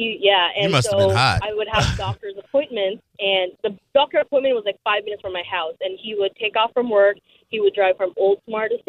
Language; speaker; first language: English; non-native, local second language; Filipino